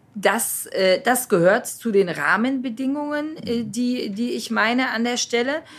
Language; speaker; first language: German; native; German